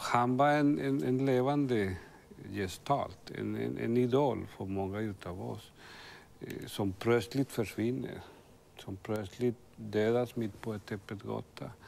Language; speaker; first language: Swedish; non-native, fluent; Spanish